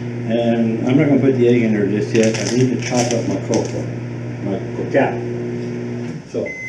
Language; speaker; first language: English; native; English